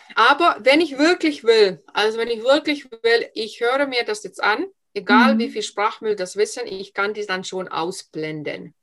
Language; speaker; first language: German; non-native, fluent; Finnish